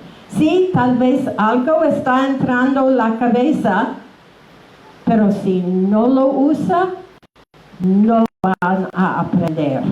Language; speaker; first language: Spanish; non-native, fluent; English